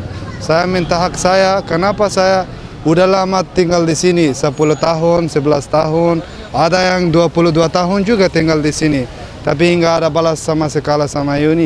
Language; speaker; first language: Indonesian; early bilingual, other home language; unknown